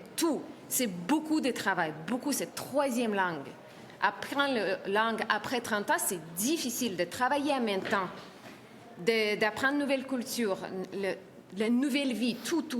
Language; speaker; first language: French; non-native, learner; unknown